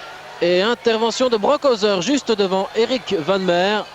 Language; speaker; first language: French; native; French